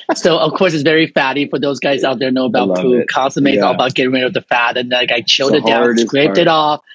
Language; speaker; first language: English; non-native, fluent; Chinese